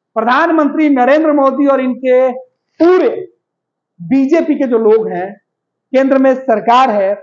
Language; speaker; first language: Hindi; native; Hindi